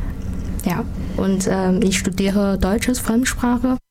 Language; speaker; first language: German; non-native, fluent; Chinese